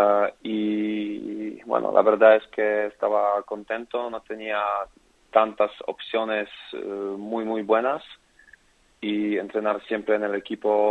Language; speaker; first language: Spanish; non-native, fluent; Polish